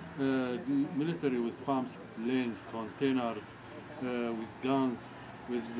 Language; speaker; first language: English; non-native, learner; Arabic